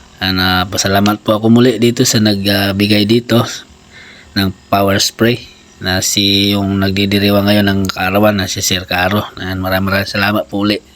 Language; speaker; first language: Filipino; non-native, local second language; Cebuano